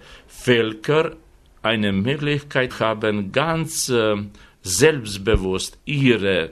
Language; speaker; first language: German; non-native, fluent; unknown